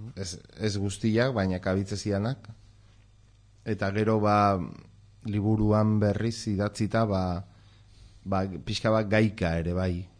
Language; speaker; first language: Basque; non-native, local second language; Spanish